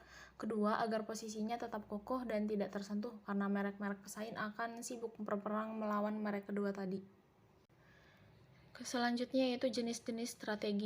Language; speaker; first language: Indonesian; native; Indonesian